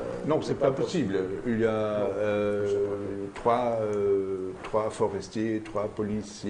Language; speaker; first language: French; non-native, learner; German